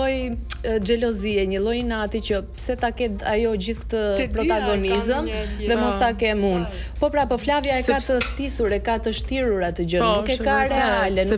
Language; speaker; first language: Albanian; native; Albanian